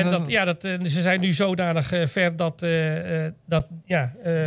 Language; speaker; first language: Dutch; native; Dutch